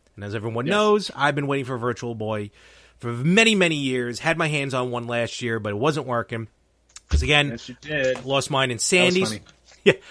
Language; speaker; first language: English; native; English